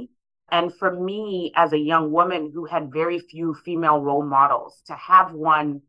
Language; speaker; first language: English; non-native, local second language; Shona